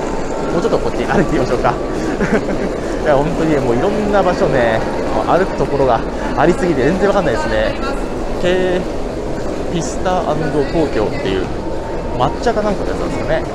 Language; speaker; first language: Japanese; native; Japanese